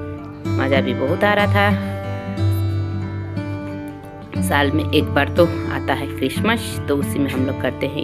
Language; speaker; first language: Hindi; native; Hindi